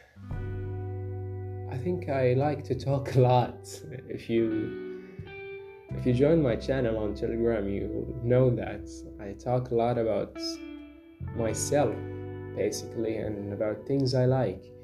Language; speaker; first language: English; non-native, fluent; Arabic